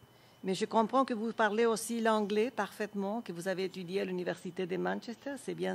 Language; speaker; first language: French; non-native, fluent; Spanish